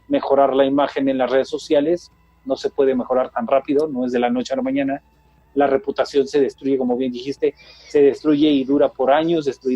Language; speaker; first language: Spanish; native; Spanish